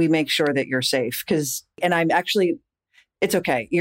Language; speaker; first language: English; native; English